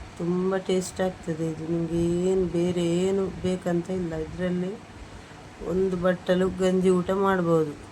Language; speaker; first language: Kannada; non-native, local second language; Tulu